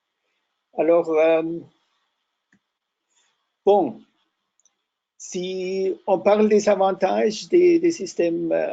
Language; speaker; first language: French; non-native, fluent; German